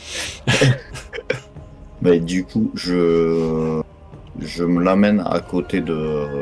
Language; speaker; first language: French; native; French